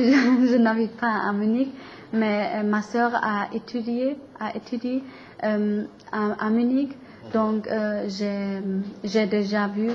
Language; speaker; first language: French; non-native, learner; German